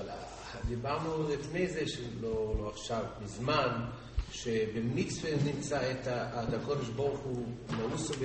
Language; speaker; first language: Hebrew; non-native, learner; English